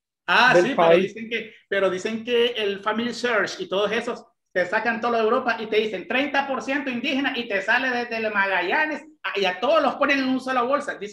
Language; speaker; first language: Spanish; native; Spanish